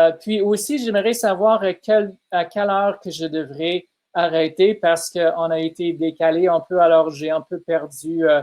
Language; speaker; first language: French; non-native, fluent; English